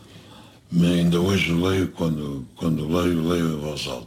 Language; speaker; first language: Portuguese; native; Portuguese